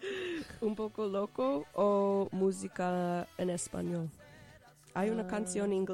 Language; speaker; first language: Spanish; non-native, learner; English